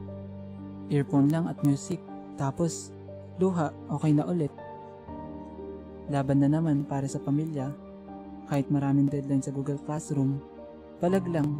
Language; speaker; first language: Filipino; native; Filipino